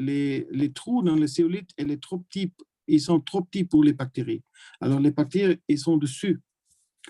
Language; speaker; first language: French; non-native, learner; German